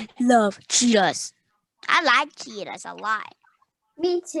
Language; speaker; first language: English; native; English